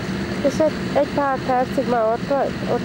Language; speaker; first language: Hungarian; early bilingual, heritage; Hungarian